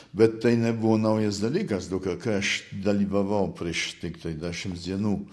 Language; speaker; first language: Lithuanian; early bilingual, heritage; Lithuanian